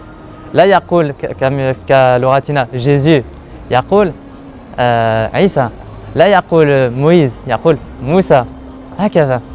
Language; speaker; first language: Arabic; non-native, learner; French